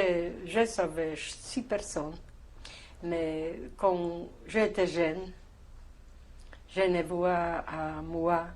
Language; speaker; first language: French; non-native, learner; Polish